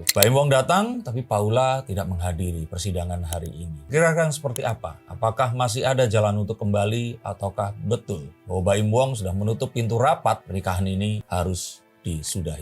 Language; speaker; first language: Indonesian; native; Indonesian